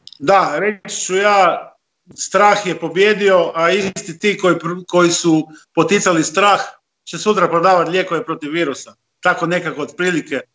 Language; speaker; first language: Croatian; native; Croatian